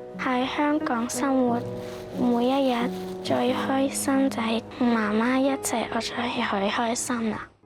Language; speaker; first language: Cantonese; early bilingual, other home language; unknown